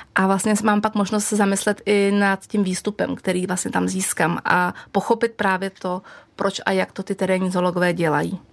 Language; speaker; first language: Czech; native; Czech